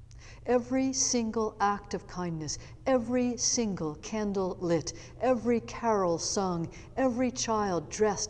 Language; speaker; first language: English; native; English